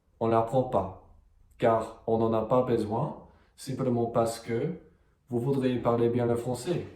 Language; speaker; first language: French; non-native, fluent; English